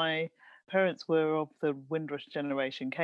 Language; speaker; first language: English; native; English